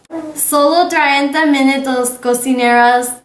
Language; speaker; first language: Spanish; non-native, learner; English